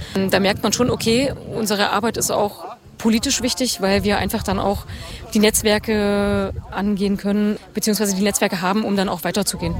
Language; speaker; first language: German; native; German